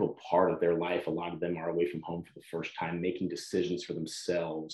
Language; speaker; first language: English; native; English